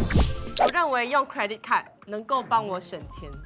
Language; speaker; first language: Chinese; native; Chinese